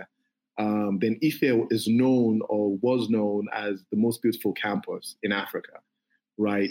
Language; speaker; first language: English; non-native, local second language; Yoruba